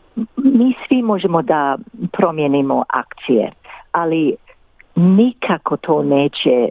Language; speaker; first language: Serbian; early bilingual, heritage; English